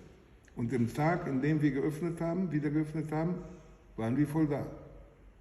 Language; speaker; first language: German; non-native, fluent; Hebrew